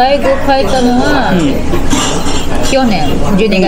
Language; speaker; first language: Japanese; native; Japanese